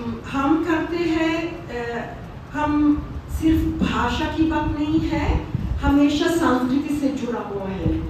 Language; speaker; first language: Hindi; non-native, fluent; Italian